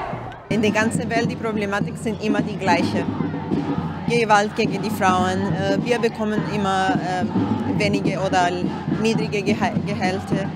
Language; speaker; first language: German; non-native, learner; Spanish